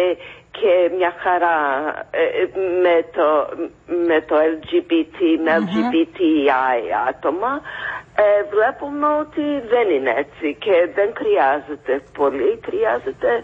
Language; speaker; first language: Greek; non-native, fluent; English